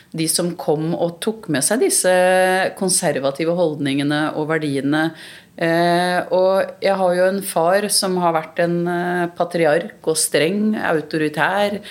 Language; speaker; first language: Norwegian; early bilingual, other home language; Urdu